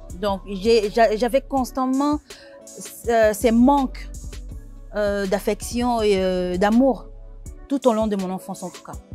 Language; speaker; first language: French; non-native, local second language; Lingala